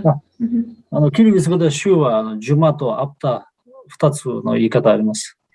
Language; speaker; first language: Japanese; non-native, fluent; Kyrgyz